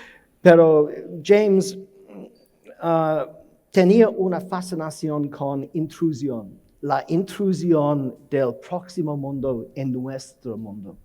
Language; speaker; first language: Spanish; non-native, learner; English